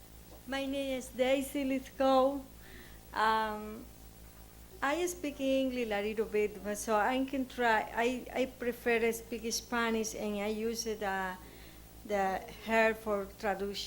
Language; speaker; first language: English; non-native, learner; Spanish